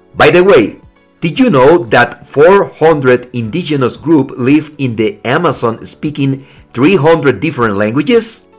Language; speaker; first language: English; non-native, fluent; Spanish